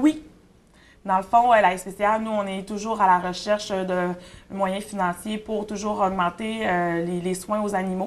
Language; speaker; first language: French; native; French